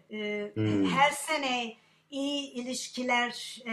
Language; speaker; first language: Turkish; non-native, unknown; English